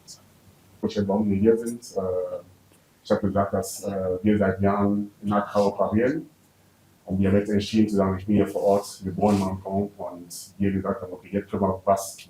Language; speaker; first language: German; early bilingual, other home language; Akan